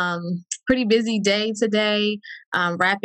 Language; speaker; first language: English; native; English